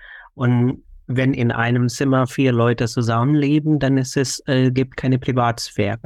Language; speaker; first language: German; non-native, fluent; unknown